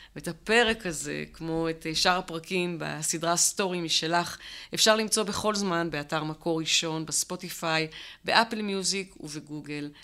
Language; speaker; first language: Hebrew; native; Hebrew